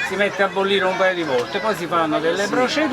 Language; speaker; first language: Italian; native; Italian